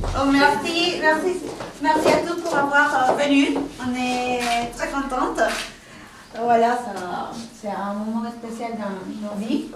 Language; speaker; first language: French; non-native, fluent; Spanish